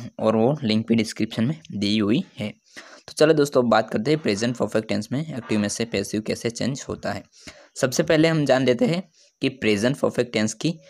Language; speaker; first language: Hindi; non-native, local second language; Gujarati